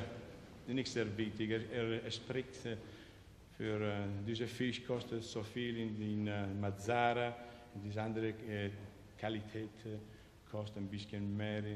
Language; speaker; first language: German; non-native, learner; Italian